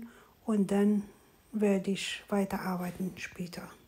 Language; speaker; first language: German; non-native, fluent; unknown